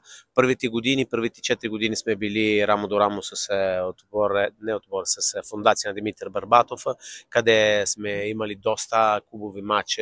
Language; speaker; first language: Bulgarian; non-native, fluent; Italian